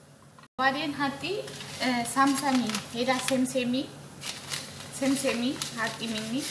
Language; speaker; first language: Arabic; non-native, learner; Amharic